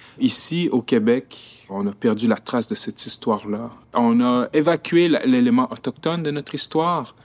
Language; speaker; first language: French; native; French